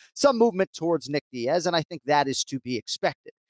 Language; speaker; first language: English; native; English